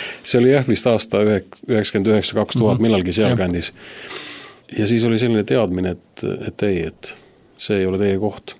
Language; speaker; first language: Estonian; native; Estonian